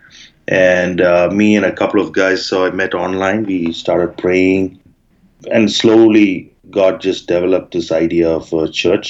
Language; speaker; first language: English; non-native, local second language; Malayalam